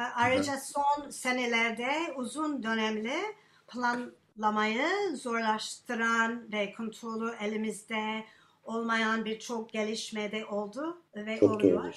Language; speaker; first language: Turkish; non-native, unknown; English